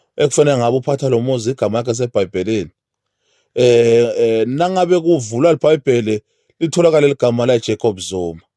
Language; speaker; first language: Zulu; non-native, local second language; Swati